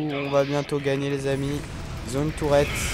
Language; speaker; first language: French; native; French